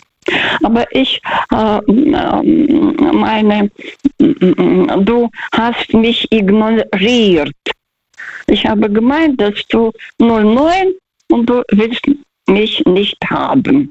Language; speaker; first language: German; non-native, fluent; Russian